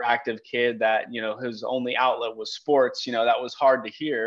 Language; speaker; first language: English; native; English